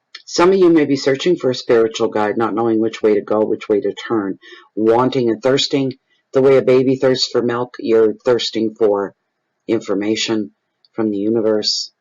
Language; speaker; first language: English; native; English